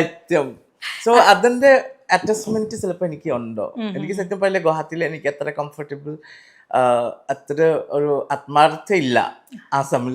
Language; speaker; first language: Malayalam; non-native, learner; Assamese